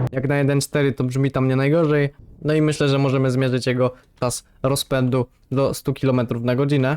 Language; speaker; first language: Polish; native; Polish